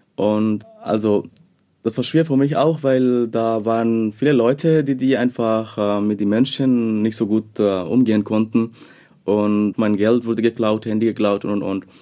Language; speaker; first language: German; non-native, fluent; Bangla